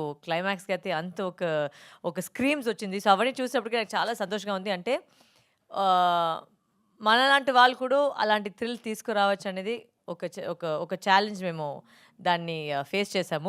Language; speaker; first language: Telugu; non-native, fluent; Tamil